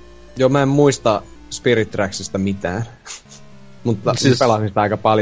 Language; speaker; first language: Finnish; native; Finnish